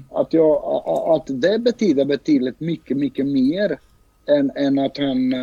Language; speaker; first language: Swedish; early bilingual, other home language; Bosnian